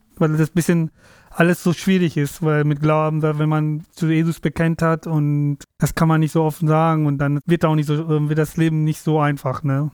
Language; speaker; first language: German; non-native, fluent; Tamil